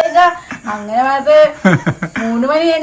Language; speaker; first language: Malayalam; non-native, fluent; Nepali